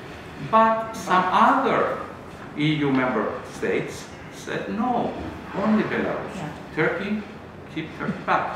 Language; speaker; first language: English; non-native, fluent; Greek